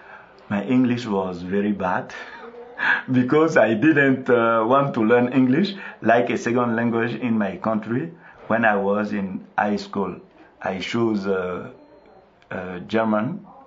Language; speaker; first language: English; non-native, local second language; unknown